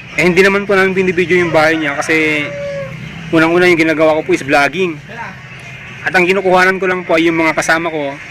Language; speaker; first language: Filipino; non-native, local second language; Iloko